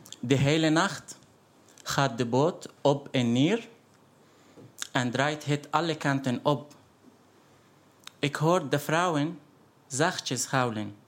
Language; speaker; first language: Dutch; non-native, fluent; Arabic